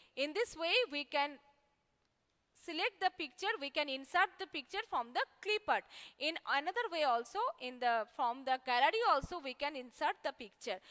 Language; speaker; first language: English; non-native, local second language; Bangla